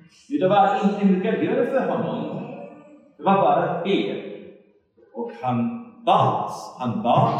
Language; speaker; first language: Swedish; non-native, fluent; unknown